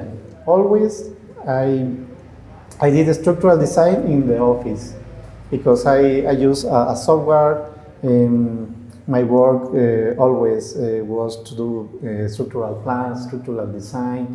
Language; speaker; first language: English; non-native, learner; Spanish